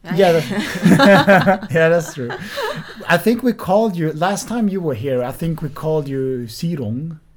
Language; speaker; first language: English; non-native, fluent; Swedish